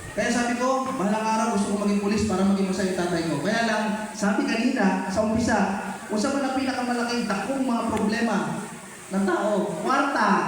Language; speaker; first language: Filipino; native; Filipino